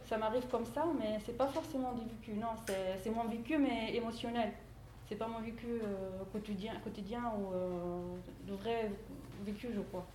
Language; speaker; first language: French; non-native, fluent; Arabic